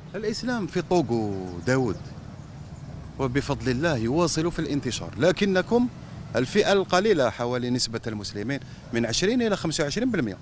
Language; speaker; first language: Arabic; native; Arabic